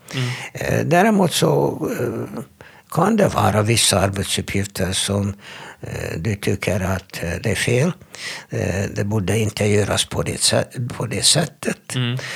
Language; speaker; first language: Swedish; non-native, fluent; Hebrew